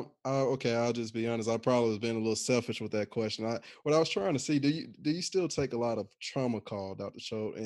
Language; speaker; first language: English; native; English